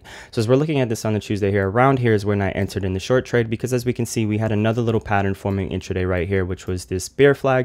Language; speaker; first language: English; native; English